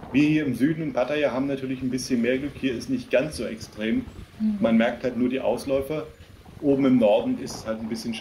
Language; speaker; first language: German; native; German